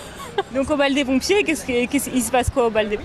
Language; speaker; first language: French; native; French